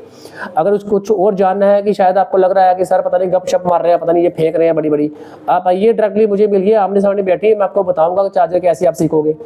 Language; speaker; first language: Hindi; native; Hindi